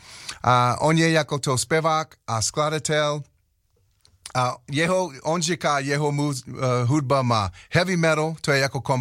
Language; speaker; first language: Czech; non-native, learner; English